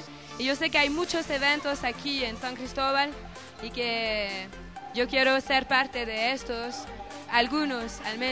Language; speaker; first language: Spanish; non-native, learner; French